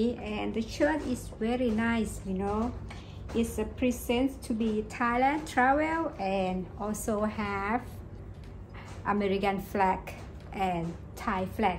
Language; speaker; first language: English; non-native, learner; Thai